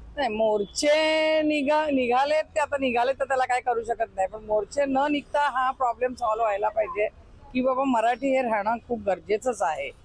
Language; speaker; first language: Marathi; native; Marathi